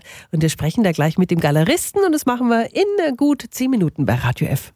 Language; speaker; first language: German; native; German